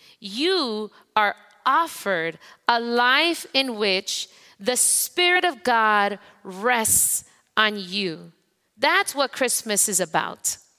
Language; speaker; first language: English; non-native, fluent; Spanish